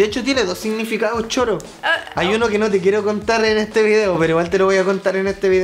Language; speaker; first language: Spanish; native; Spanish